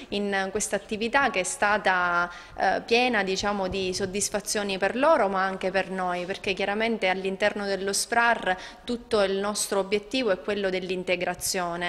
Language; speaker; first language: Italian; native; Italian